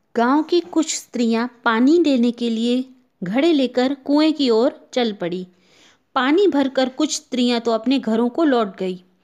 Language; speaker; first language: Hindi; non-native, local second language; Gujarati